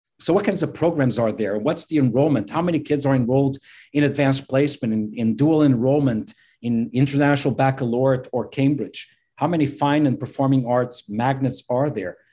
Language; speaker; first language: English; non-native, fluent; Portuguese